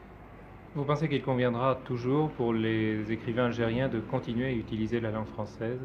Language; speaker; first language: French; native; French